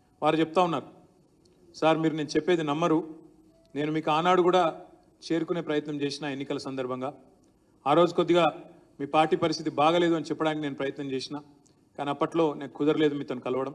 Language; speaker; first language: Telugu; native; Telugu